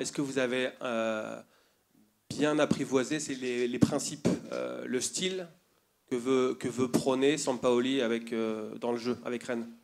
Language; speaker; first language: French; native; French